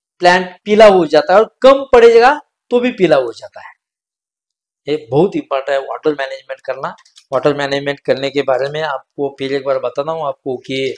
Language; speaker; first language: Hindi; non-native, local second language; Marathi